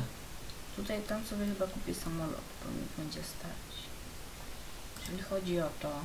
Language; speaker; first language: Polish; native; Polish